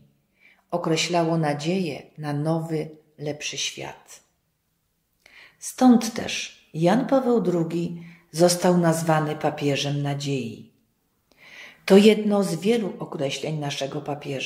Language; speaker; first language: Polish; native; Polish